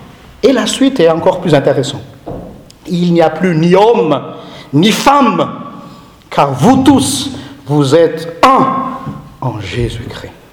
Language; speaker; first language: French; non-native, local second language; Malagasy